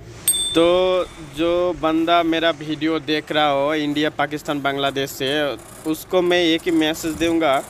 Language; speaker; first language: Hindi; non-native, learner; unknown